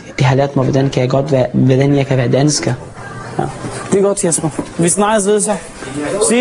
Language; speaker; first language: Danish; non-native, fluent; Arabic